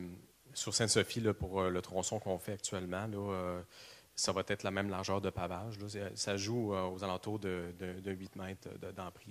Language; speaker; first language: French; native; French